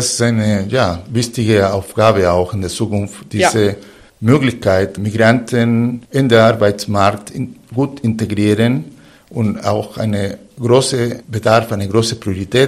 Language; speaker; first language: German; non-native, fluent; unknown